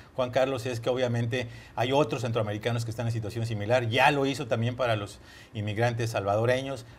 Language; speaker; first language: Spanish; native; Spanish